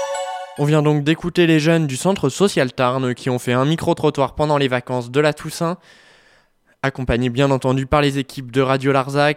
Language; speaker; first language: French; native; French